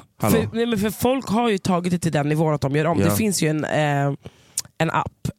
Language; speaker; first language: Swedish; native; Swedish